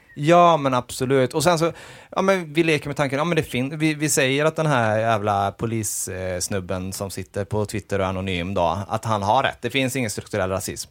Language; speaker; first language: Swedish; native; Swedish